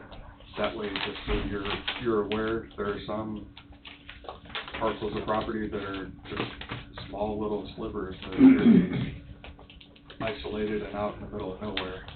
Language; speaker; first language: English; native; English